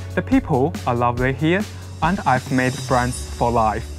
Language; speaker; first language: English; non-native, fluent; Chinese